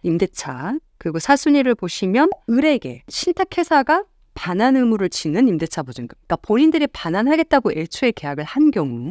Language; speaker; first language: Korean; native; Korean